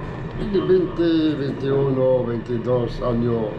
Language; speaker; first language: Spanish; non-native, learner; Arabic